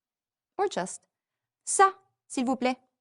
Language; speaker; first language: French; non-native, fluent; English